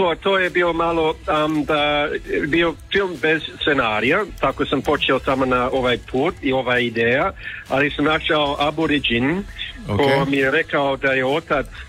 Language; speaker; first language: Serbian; early bilingual, heritage; Croatian